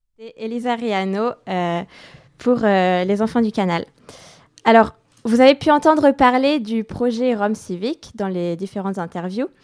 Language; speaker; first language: French; native; French